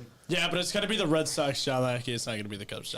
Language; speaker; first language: English; native; English